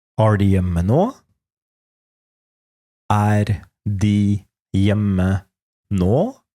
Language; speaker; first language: Norwegian; non-native, fluent; Polish